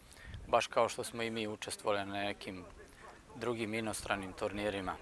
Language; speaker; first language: Bosnian; native; Bosnian